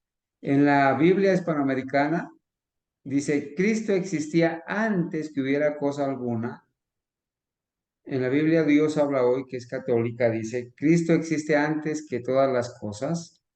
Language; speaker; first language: Spanish; native; Spanish